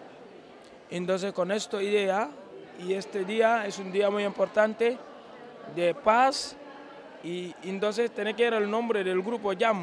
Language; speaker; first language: Spanish; non-native, learner; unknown